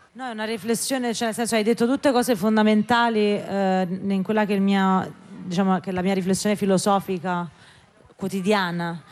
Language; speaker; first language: Italian; native; Italian